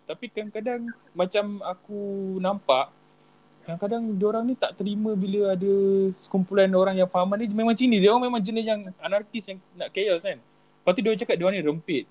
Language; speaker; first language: Malay; native; Malay